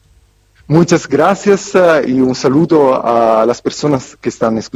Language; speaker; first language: Spanish; non-native, fluent; Italian